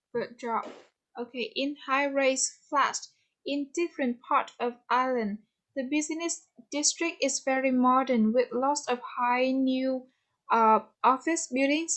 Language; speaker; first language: English; non-native, fluent; Vietnamese